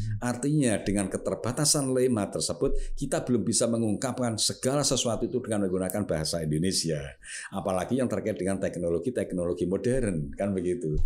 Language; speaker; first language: Indonesian; non-native, local second language; Javanese